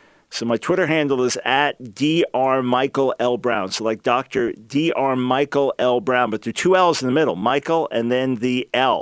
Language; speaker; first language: English; native; English